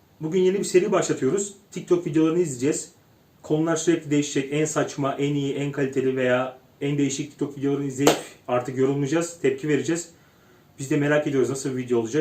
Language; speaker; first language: Turkish; non-native, fluent; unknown